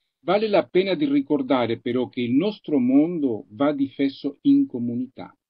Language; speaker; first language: Italian; non-native, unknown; Spanish